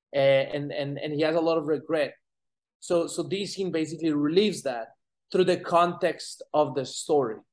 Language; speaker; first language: English; non-native, fluent; Spanish